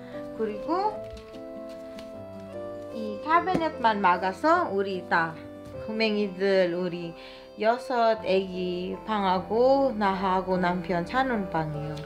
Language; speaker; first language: Korean; non-native, learner; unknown